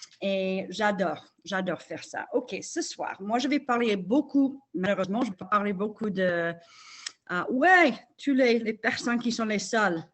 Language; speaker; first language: French; non-native, fluent; English